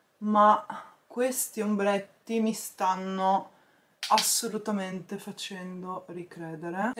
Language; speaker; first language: Italian; native; Italian